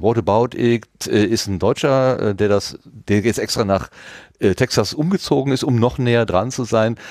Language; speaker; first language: German; native; German